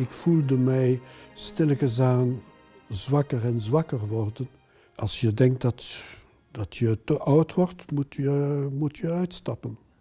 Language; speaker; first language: Dutch; non-native, local second language; French